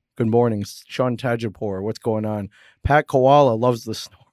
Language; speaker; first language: English; native; English